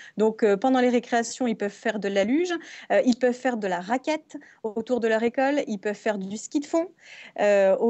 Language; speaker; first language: French; native; French